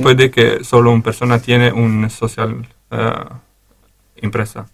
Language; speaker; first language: Spanish; non-native, learner; Romanian